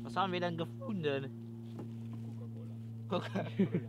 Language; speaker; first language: German; non-native, local second language; Luxembourgish